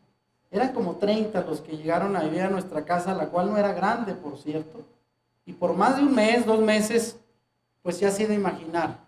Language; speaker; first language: Spanish; native; Spanish